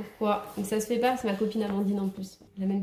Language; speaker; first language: French; native; French